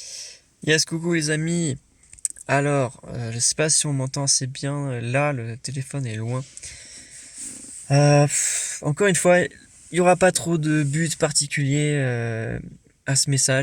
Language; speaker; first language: French; native; French